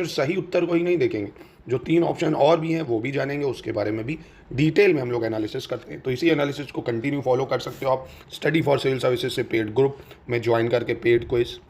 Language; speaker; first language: Hindi; native; Hindi